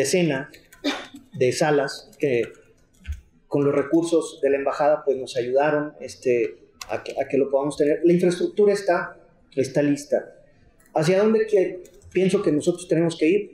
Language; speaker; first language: Spanish; native; Spanish